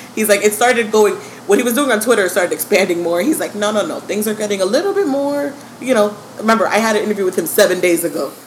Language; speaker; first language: English; native; English